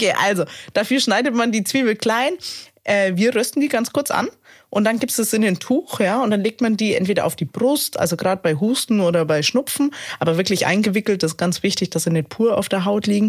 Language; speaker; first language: German; native; German